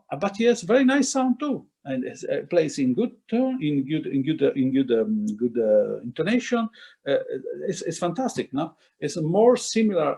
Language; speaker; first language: English; non-native, fluent; Italian